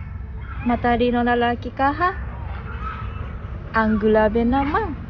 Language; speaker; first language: Filipino; non-native, learner; Japanese